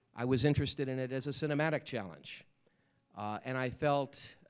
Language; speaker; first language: English; native; English